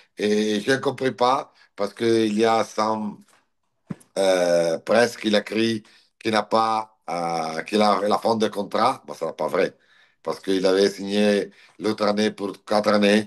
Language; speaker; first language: French; non-native, learner; Italian